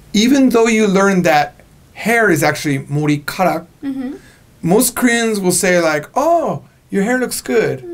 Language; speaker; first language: English; native; English